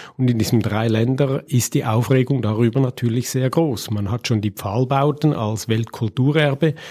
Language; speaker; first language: German; native; German